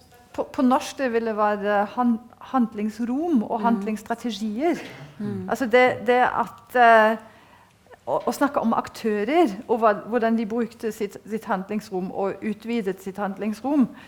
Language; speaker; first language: Norwegian; non-native, fluent; German